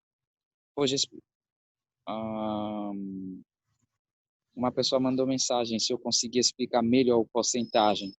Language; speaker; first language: Portuguese; non-native, fluent; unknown